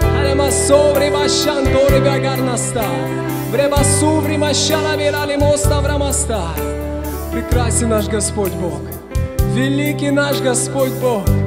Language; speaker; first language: Russian; early bilingual, heritage; Russian